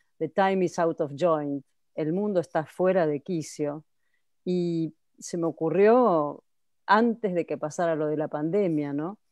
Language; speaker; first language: Spanish; native; Spanish